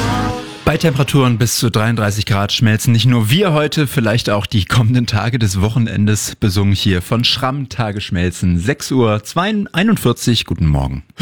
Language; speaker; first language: German; native; German